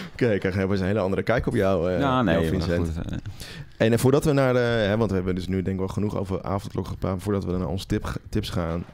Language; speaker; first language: Dutch; native; Dutch